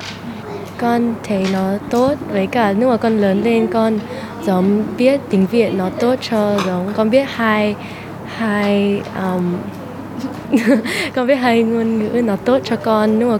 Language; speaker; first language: Vietnamese; early bilingual, heritage; Vietnamese